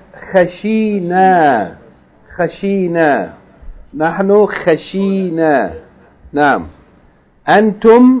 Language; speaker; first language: Arabic; non-native, fluent; English